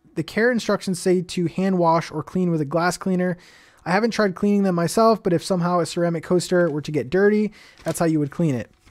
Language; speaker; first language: English; native; English